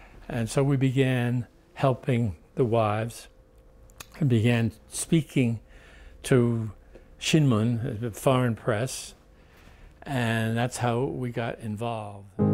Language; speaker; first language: English; native; English